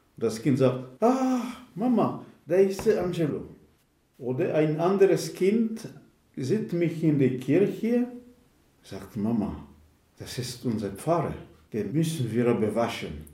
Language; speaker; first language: German; non-native, fluent; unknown